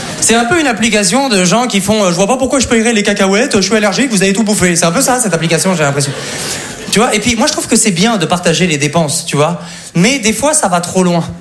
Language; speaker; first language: French; native; French